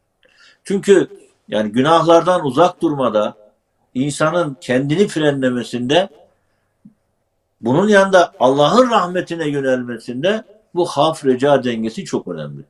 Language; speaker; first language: Turkish; native; Turkish